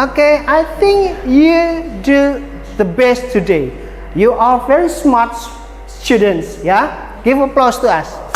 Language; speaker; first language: English; non-native, fluent; Indonesian